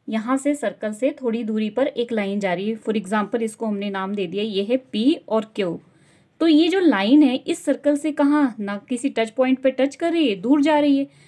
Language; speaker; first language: Hindi; native; Hindi